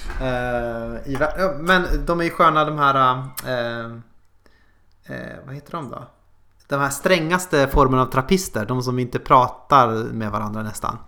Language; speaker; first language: Swedish; native; Swedish